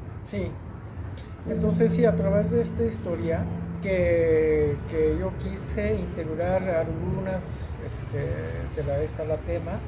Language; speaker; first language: Spanish; non-native, learner; Japanese